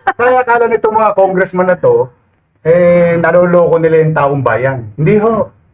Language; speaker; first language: Filipino; native; Filipino